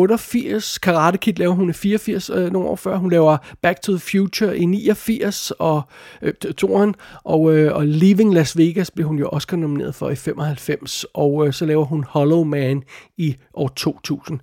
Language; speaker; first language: Danish; native; Danish